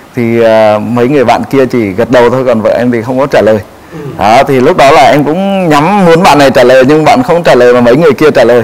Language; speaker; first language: Vietnamese; native; Vietnamese